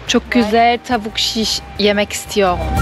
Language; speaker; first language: Turkish; non-native, learner; German